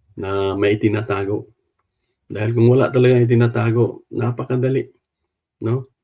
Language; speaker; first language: Filipino; non-native, local second language; Cebuano